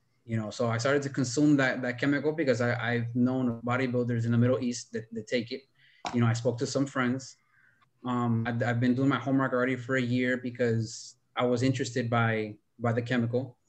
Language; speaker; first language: English; early bilingual, other home language; Spanish